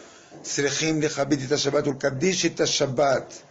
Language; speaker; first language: Hebrew; non-native, fluent; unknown